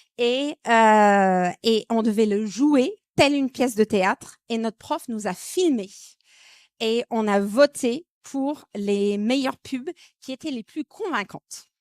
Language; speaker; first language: French; non-native, fluent; English